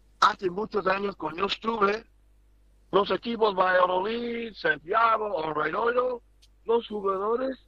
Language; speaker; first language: Spanish; non-native, learner; English